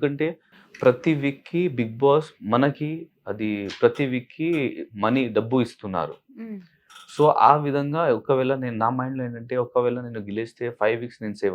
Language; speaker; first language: Telugu; non-native, learner; Hindi